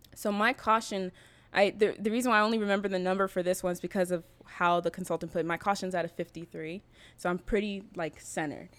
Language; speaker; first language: English; native; English